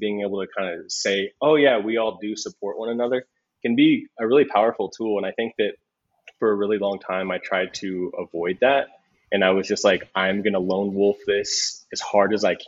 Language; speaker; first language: English; native; English